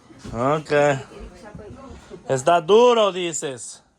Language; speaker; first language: Spanish; non-native, learner; English